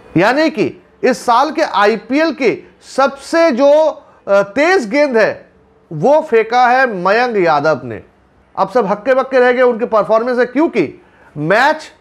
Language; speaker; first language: Hindi; non-native, local second language; Bangla